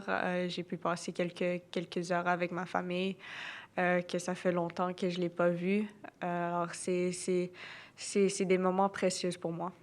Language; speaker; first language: French; non-native, local second language; English